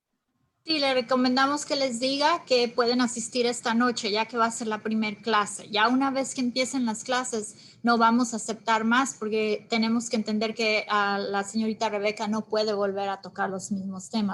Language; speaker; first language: Spanish; native; Spanish